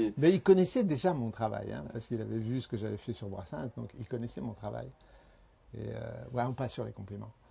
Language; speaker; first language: French; early bilingual, other home language; Spanish